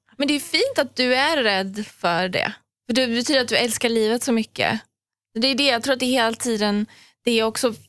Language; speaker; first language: Swedish; early bilingual, other home language; Persian